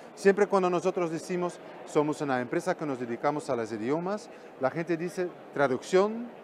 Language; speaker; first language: Spanish; non-native, fluent; Dutch